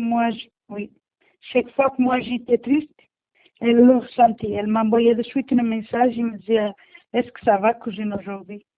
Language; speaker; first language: French; non-native, learner; Portuguese